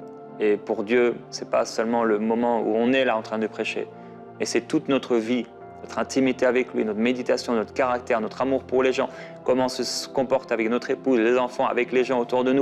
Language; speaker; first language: French; native; French